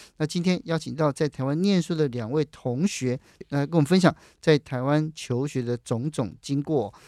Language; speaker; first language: Chinese; native; Chinese